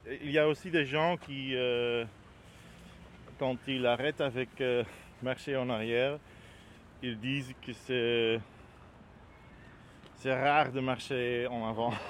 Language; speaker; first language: French; non-native, learner; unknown